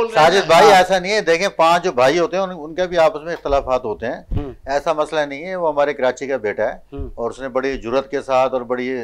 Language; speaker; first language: Urdu; native; Urdu